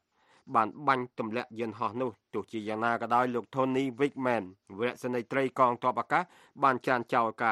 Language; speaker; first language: Khmer; native; Khmer